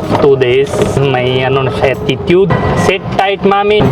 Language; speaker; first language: Filipino; non-native, learner; Hindi